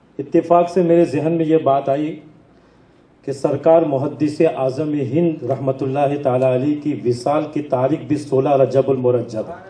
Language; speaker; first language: Urdu; native; Urdu